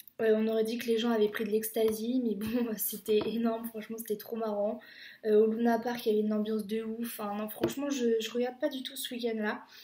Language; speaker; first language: French; native; French